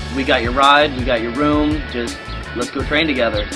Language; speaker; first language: English; native; English